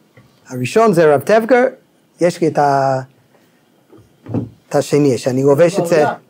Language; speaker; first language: Hebrew; non-native, fluent; English